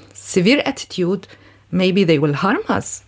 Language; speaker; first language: English; non-native, fluent; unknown